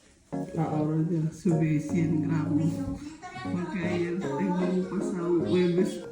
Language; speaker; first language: Spanish; non-native, learner; Filipino